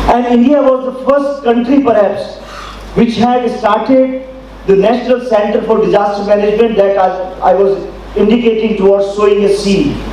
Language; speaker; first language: English; non-native, local second language; Hindi